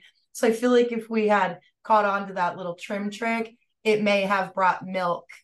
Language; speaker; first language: English; native; English